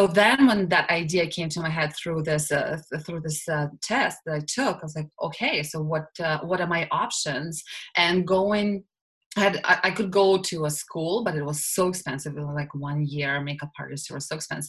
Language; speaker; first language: English; non-native, fluent; Russian